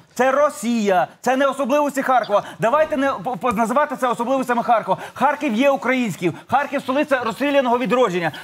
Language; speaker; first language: Ukrainian; native; Ukrainian